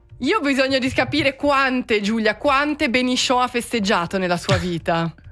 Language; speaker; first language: Italian; native; Italian